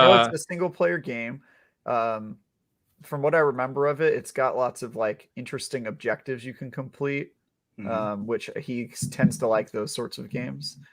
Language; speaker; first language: English; native; English